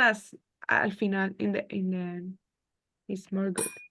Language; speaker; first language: English; non-native, learner; Spanish